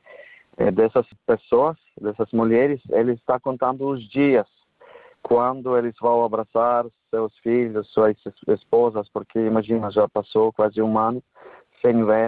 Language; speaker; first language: Portuguese; non-native, fluent; Ukrainian